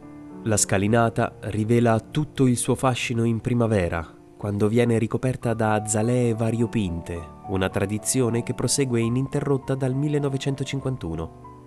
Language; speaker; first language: Italian; native; Italian